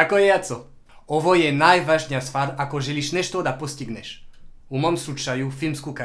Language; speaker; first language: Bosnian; non-native, learner; French